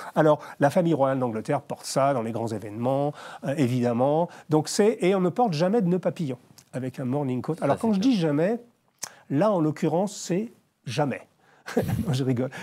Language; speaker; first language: French; native; French